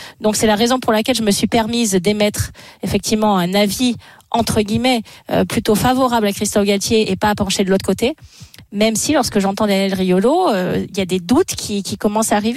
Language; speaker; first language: French; native; French